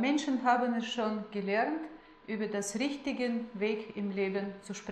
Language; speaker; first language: German; non-native, fluent; Russian